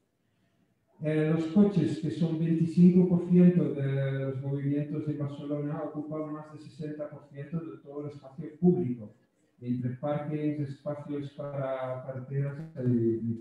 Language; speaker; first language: Spanish; non-native, fluent; Dutch